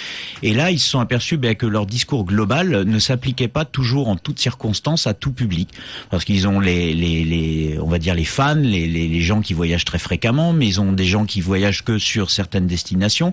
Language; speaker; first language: French; native; French